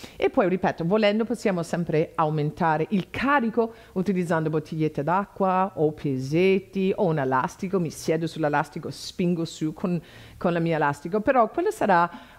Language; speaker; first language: Italian; non-native, fluent; English